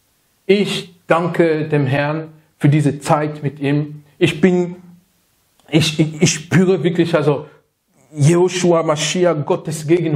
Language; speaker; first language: German; non-native, fluent; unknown